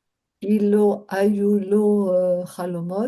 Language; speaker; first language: Hebrew; non-native, learner; French